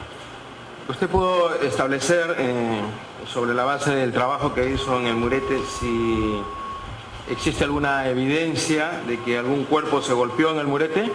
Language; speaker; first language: Spanish; native; Spanish